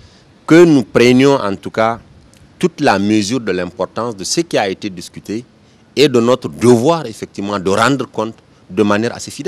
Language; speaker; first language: French; native; French